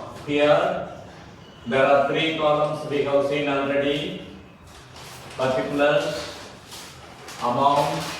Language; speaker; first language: English; non-native, local second language; Tamil